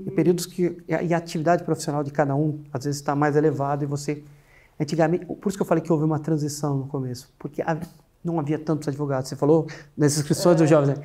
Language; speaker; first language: Portuguese; native; Portuguese